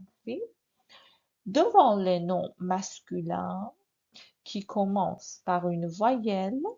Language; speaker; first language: French; non-native, fluent; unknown